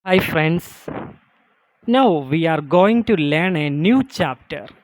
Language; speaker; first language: English; non-native, local second language; Malayalam